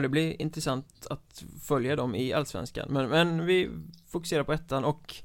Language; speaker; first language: Swedish; native; Swedish